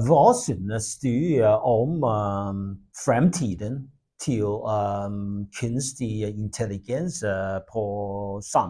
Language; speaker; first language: Norwegian; non-native, learner; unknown